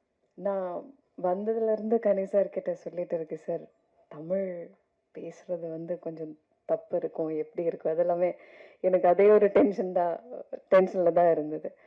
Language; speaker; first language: Tamil; non-native, fluent; Malayalam